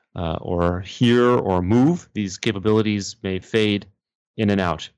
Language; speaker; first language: English; native; English